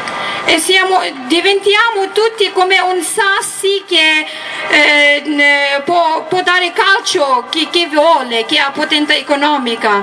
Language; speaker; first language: Italian; non-native, learner; Tibetan